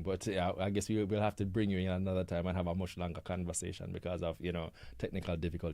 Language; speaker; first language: English; native; English